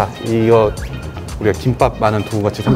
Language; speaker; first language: Korean; native; Korean